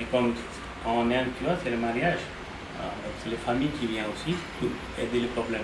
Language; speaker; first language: French; non-native, fluent; Hindi